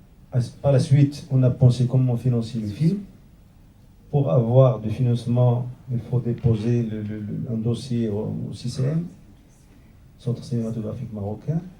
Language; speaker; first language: French; non-native, local second language; Riffian